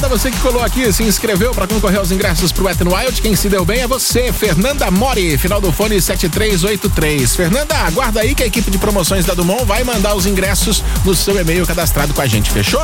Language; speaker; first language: Portuguese; native; Portuguese